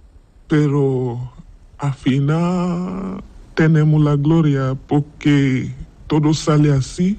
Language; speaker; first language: Spanish; non-native, learner; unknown